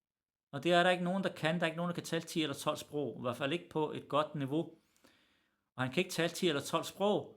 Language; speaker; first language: Danish; early bilingual, other home language; Arabic